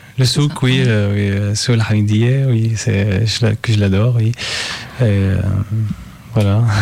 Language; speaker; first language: French; non-native, learner; Arabic